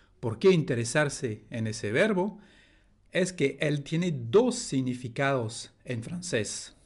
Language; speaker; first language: Spanish; non-native, fluent; French